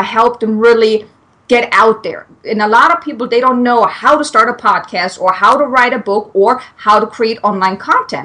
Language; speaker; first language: English; non-native, fluent; German